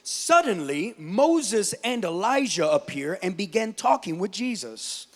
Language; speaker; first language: English; early bilingual, other home language; Spanish